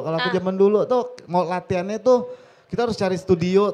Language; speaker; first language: Indonesian; native; Indonesian